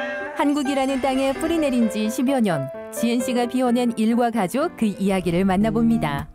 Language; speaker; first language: Korean; native; Korean